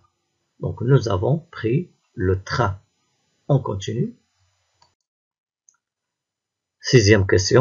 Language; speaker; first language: French; non-native, local second language; Arabic